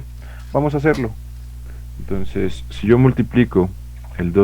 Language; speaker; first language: Spanish; native; Spanish